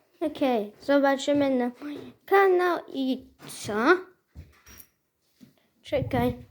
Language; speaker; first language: Polish; early bilingual, heritage; Polish